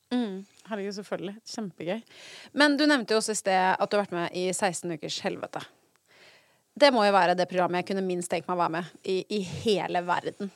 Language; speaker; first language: Norwegian; native; Norwegian